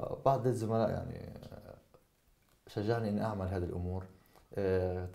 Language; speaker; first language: Arabic; native; Arabic